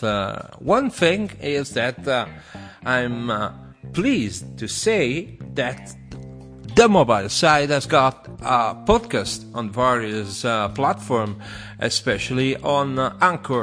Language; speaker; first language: English; non-native, fluent; Italian